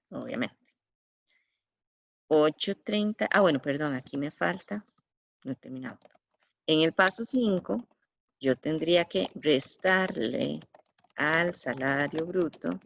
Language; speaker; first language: Spanish; native; Spanish